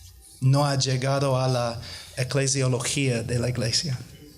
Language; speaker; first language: Spanish; non-native, fluent; English